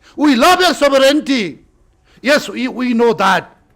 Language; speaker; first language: English; non-native, local second language; Nepali